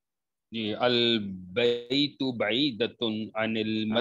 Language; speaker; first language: Arabic; non-native, learner; Urdu